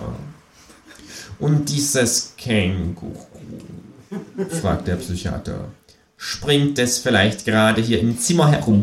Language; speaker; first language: German; native; German